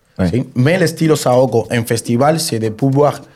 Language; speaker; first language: French; non-native, fluent; Spanish